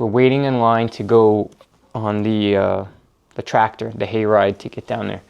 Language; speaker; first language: English; native; English